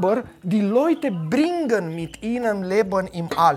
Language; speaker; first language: German; non-native, fluent; Romanian